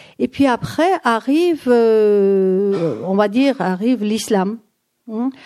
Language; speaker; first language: French; non-native, fluent; Persian